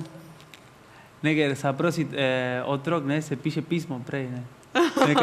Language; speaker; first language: Slovenian; non-native, learner; Spanish